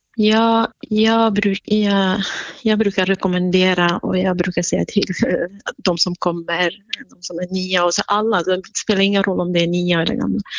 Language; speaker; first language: Swedish; non-native, fluent; Central Kurdish